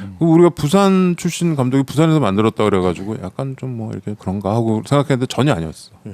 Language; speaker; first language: Korean; native; Korean